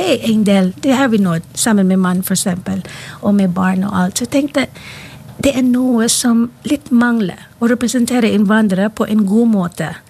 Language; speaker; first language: Norwegian; non-native, fluent; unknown